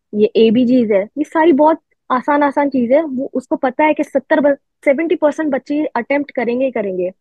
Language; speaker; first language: Hindi; non-native, local second language; Gujarati